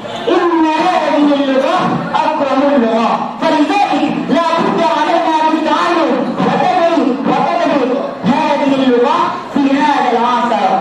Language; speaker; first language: Arabic; non-native, learner; Indonesian